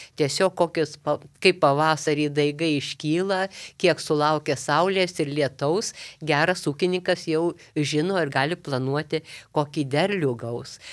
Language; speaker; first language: Lithuanian; native; Lithuanian